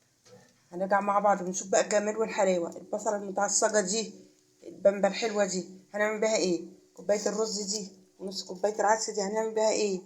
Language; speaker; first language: Arabic; native; Arabic